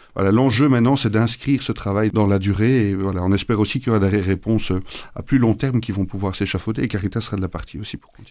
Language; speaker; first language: French; native; French